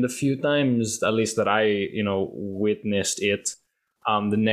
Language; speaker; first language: English; non-native, local second language; Filipino